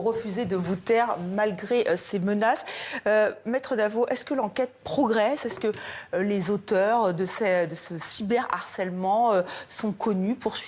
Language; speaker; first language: French; native; French